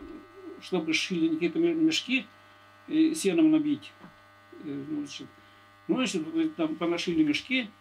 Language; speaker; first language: Russian; native; Russian